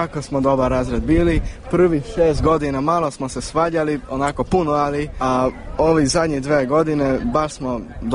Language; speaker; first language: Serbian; early bilingual, heritage; Serbian